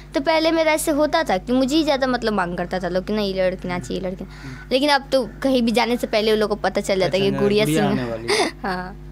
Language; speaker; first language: Hindi; non-native, local second language; Bhojpuri